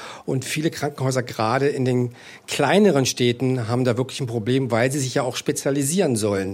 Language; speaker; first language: German; native; German